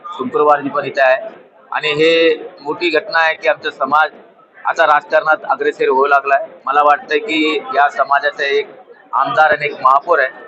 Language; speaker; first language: Marathi; non-native, local second language; Telugu